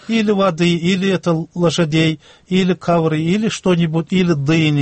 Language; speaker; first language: Russian; non-native, local second language; Turkmen